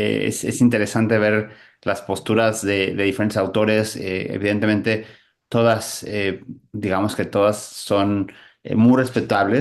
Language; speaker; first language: Spanish; native; Spanish